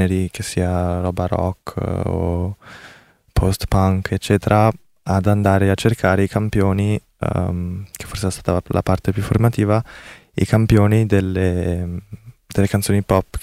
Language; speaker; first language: Italian; early bilingual, other home language; Korean